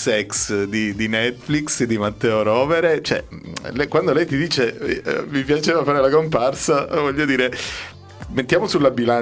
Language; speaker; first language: Italian; native; Italian